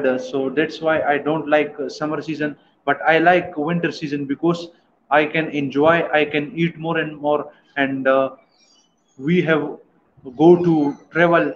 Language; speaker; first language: English; non-native, learner; Pashto